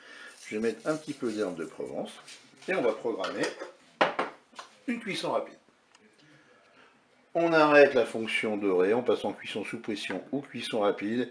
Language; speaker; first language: French; native; French